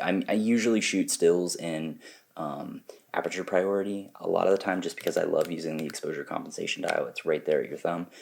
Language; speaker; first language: English; native; English